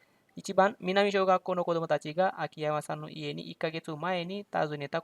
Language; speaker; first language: Japanese; non-native, fluent; Hindi